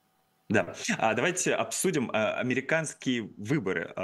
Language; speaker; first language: Russian; native; Russian